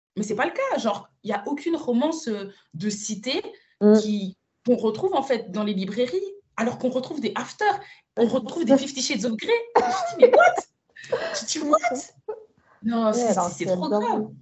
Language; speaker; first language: French; early bilingual, other home language; Spanish